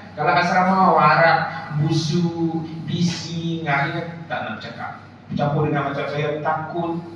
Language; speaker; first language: Malay; native; Malay